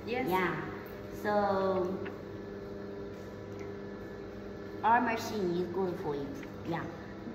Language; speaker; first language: English; non-native, learner; Chinese